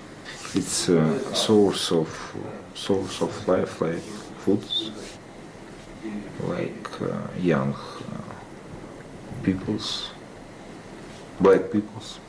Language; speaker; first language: English; non-native, learner; Russian